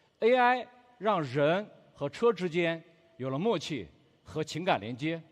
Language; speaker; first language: Chinese; native; Chinese